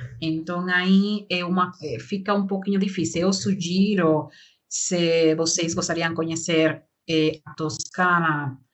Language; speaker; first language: Portuguese; non-native, learner; Spanish